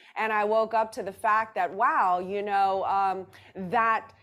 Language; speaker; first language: English; native; English